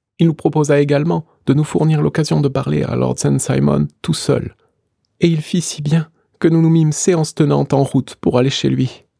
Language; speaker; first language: French; native; French